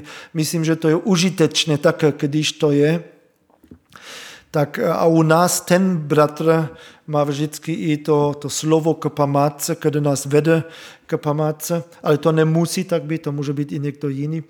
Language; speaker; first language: Czech; non-native, fluent; German